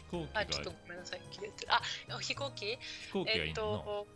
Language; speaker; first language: Japanese; non-native, fluent; French